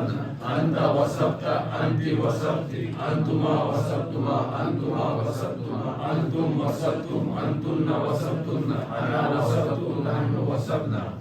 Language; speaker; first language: Arabic; non-native, learner; Urdu